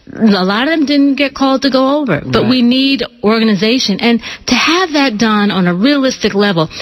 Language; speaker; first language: English; native; English